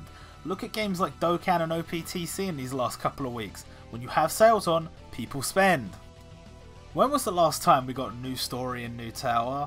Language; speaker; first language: English; native; English